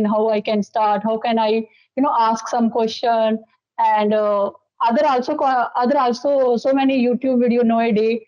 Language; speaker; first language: English; non-native, local second language; Dogri